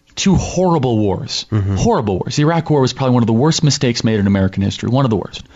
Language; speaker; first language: English; native; English